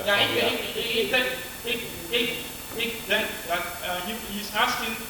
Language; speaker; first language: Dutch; non-native, learner; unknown